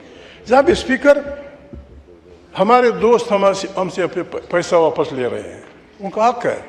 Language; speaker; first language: Urdu; non-native, local second language; Pashto